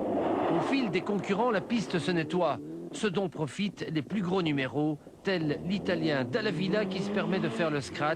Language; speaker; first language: French; native; French